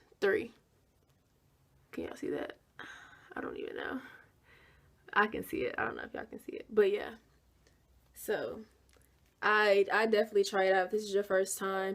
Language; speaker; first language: English; native; English